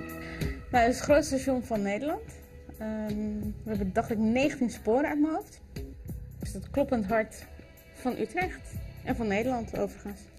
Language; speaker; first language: Dutch; native; Dutch